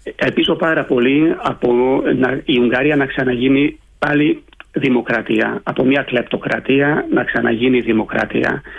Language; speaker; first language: Greek; early bilingual, heritage; Greek